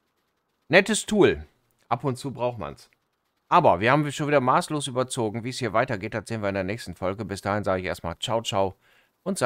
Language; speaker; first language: German; native; German